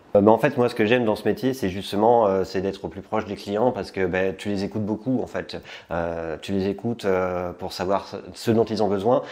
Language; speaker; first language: French; native; French